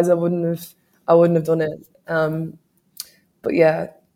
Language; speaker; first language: English; native; English